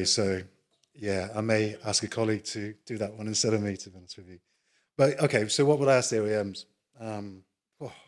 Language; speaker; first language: English; native; English